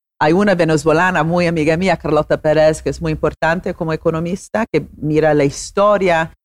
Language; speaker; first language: Spanish; non-native, fluent; Italian